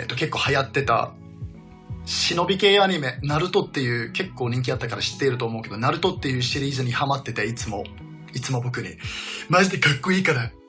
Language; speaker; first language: Japanese; non-native, fluent; Danish